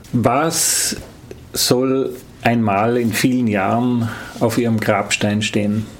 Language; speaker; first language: German; native; German